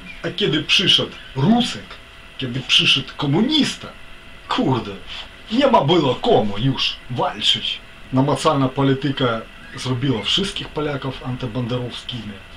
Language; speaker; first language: Polish; non-native, fluent; Ukrainian